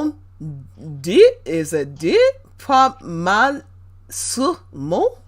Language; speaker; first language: French; non-native, learner; English